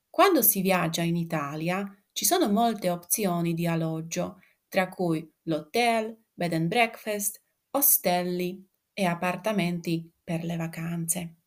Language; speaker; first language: Italian; non-native, fluent; Slovak